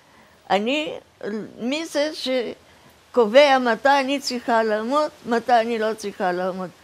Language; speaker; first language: Hebrew; early bilingual, other home language; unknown